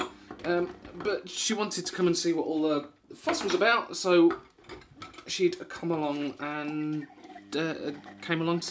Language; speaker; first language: English; native; English